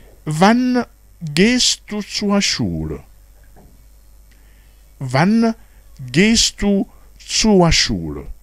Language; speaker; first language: German; non-native, fluent; Rundi